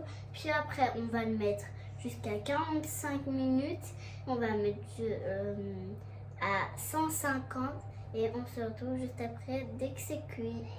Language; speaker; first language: French; native; French